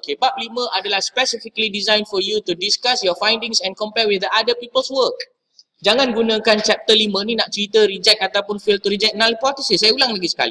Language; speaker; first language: English; non-native, local second language; Malay